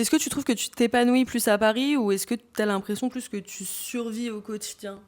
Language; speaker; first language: French; native; French